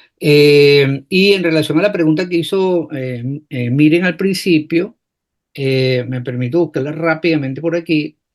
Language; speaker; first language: Spanish; native; Spanish